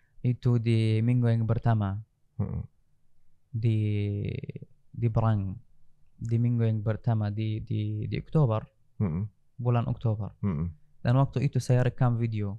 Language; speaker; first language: Indonesian; non-native, fluent; Arabic